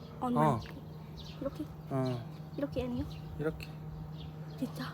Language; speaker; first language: Korean; non-native, learner; Lao